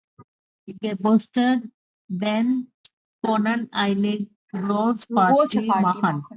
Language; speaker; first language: German; non-native, learner; Urdu